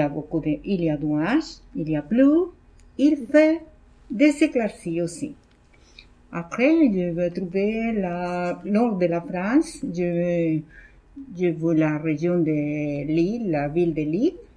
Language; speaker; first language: French; non-native, learner; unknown